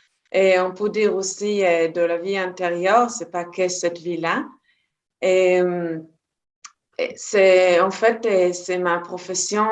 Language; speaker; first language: French; non-native, fluent; Hebrew